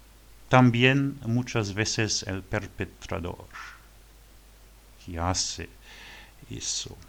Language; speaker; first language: Spanish; non-native, learner; French